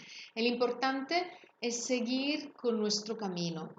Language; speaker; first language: Spanish; non-native, fluent; Italian